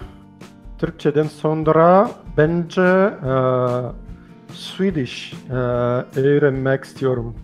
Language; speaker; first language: Turkish; non-native, learner; Portuguese